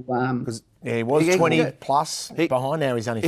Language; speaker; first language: English; native; English